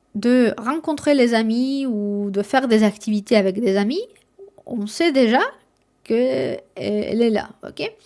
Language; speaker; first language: French; non-native, fluent; Spanish